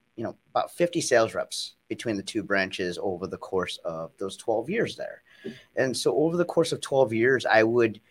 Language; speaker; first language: English; native; English